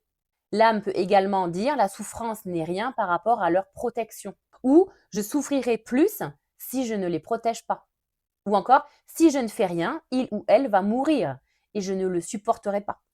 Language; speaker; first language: French; native; French